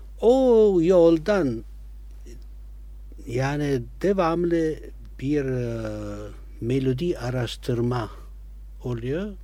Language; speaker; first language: Turkish; non-native, fluent; Italian